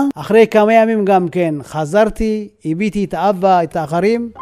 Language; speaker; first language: Hebrew; non-native, fluent; Tigrinya